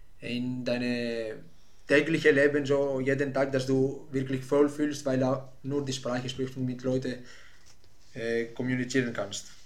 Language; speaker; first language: German; non-native, fluent; Greek